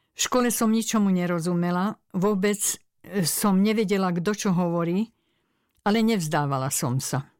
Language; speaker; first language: Slovak; early bilingual, other home language; Hungarian